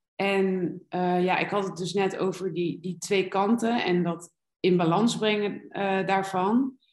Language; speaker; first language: Dutch; native; Dutch